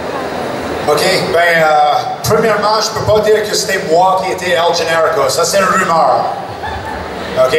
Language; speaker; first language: French; non-native, local second language; English